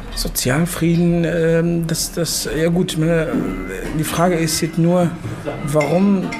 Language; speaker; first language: German; non-native, fluent; Arabic